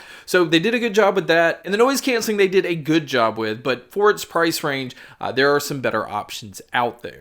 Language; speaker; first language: English; native; English